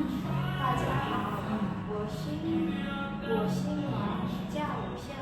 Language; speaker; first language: Chinese; non-native, learner; Indonesian